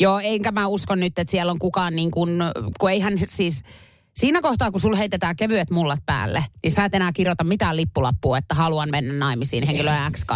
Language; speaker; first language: Finnish; native; Finnish